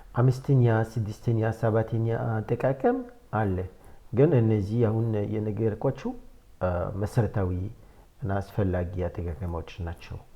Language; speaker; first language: Amharic; non-native, fluent; French